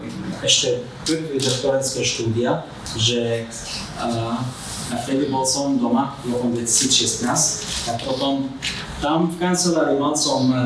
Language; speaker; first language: Slovak; non-native, fluent; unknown